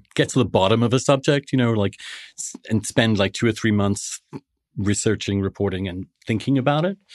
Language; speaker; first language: English; native; English